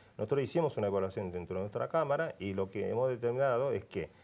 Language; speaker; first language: Spanish; non-native, fluent; Korean